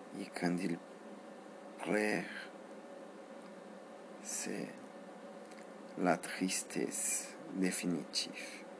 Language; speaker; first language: French; non-native, learner; Portuguese